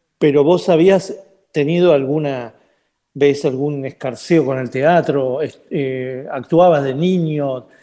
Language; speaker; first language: Spanish; native; Spanish